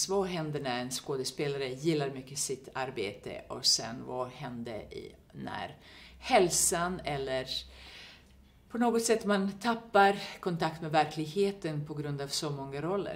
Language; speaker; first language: Swedish; non-native, fluent; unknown